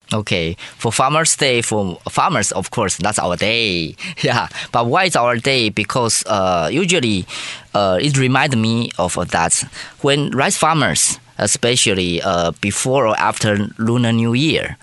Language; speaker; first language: English; non-native, fluent; Chinese